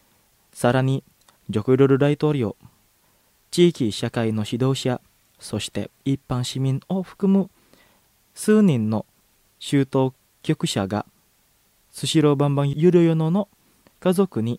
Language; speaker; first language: Japanese; non-native, fluent; Indonesian